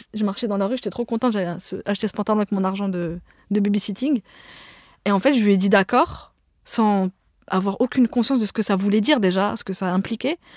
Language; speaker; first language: French; early bilingual, other home language; Arabic